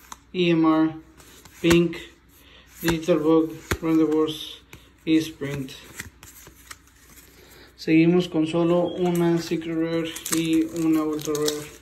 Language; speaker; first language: Spanish; native; Spanish